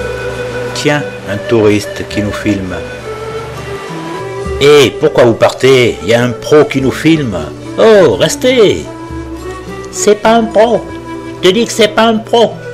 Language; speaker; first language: French; native; French